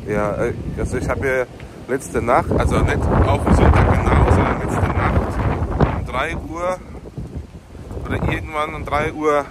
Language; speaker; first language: German; native; German